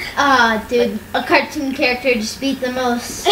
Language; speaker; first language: English; native; English